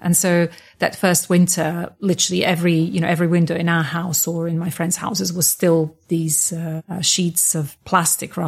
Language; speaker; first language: English; non-native, fluent; Bosnian